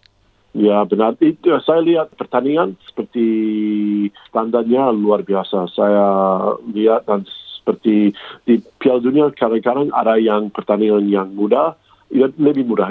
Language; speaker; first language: Indonesian; non-native, fluent; English